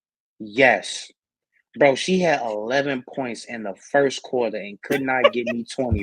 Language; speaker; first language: English; native; English